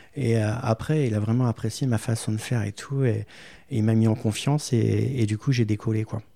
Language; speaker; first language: French; native; French